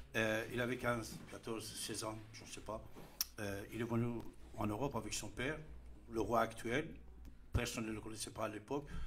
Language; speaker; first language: French; non-native, fluent; Persian